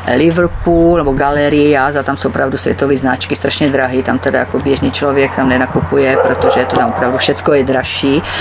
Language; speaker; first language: Czech; native; Czech